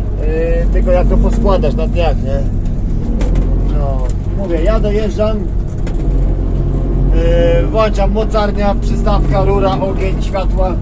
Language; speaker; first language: Polish; native; Polish